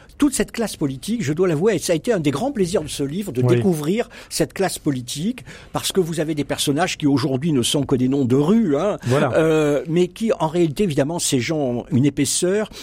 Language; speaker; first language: French; native; French